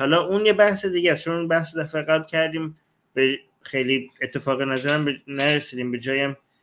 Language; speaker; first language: Persian; native; Persian